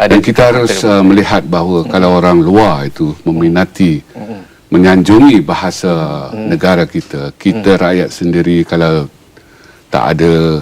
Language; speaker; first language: Malay; native; Malay